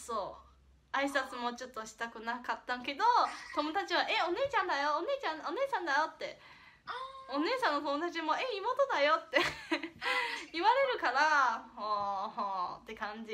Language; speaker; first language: Japanese; non-native, fluent; Chinese